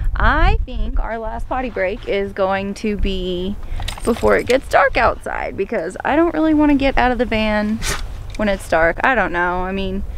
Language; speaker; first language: English; native; English